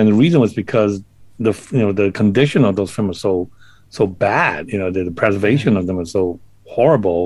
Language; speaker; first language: English; non-native, local second language; Cantonese